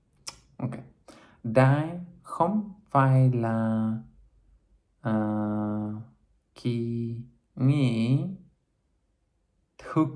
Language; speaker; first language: Vietnamese; non-native, learner; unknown